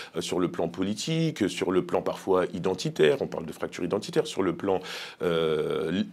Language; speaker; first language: French; native; French